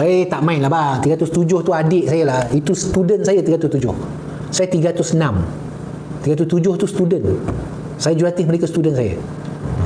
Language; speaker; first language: Malay; native; Malay